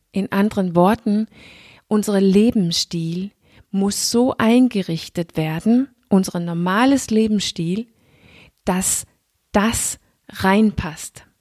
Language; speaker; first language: German; non-native, fluent; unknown